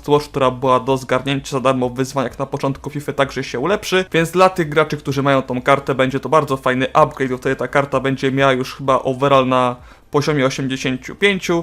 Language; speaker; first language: Polish; native; Polish